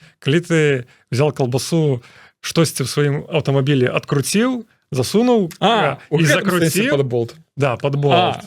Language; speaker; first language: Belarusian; non-native, local second language; Russian